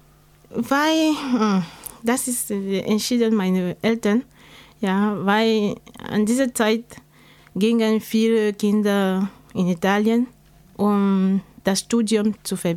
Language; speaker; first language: German; non-native, learner; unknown